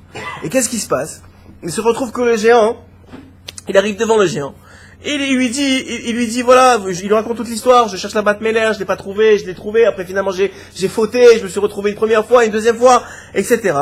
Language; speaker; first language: French; native; French